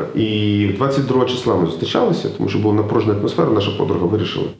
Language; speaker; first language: Ukrainian; native; Ukrainian